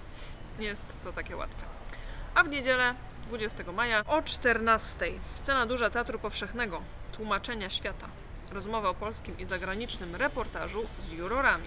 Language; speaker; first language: Polish; native; Polish